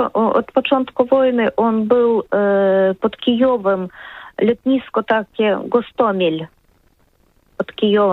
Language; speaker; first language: Polish; non-native, learner; Russian